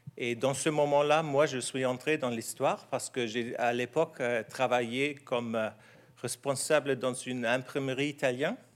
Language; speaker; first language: French; non-native, fluent; German